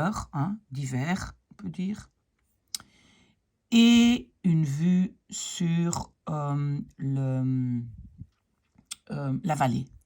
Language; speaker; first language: French; native; French